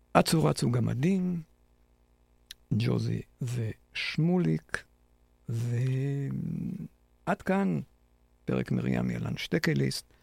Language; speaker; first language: Hebrew; native; Hebrew